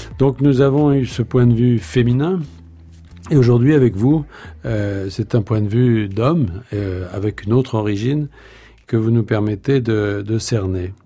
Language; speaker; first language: French; native; French